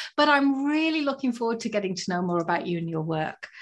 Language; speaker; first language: English; native; English